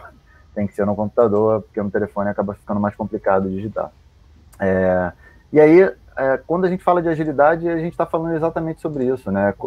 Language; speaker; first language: Portuguese; native; Portuguese